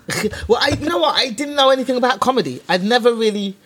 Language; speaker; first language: English; native; English